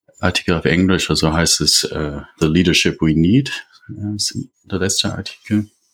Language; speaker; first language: German; non-native, fluent; English